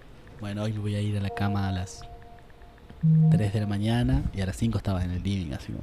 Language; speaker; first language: Spanish; native; Spanish